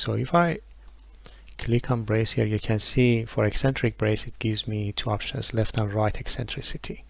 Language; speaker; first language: English; non-native, fluent; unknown